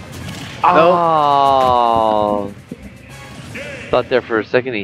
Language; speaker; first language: English; native; English